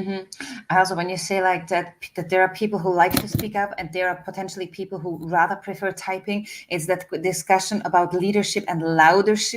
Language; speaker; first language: English; non-native, fluent; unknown